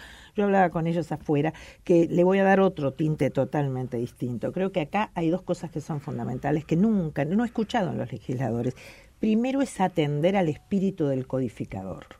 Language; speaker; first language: Spanish; native; Spanish